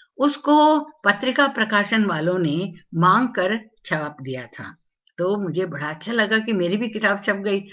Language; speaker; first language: Hindi; non-native, local second language; Tamil